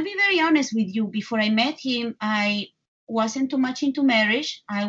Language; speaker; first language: English; non-native, fluent; Spanish